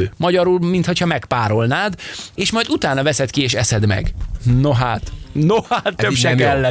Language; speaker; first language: Hungarian; native; Hungarian